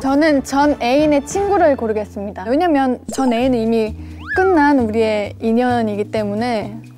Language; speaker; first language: Korean; native; Korean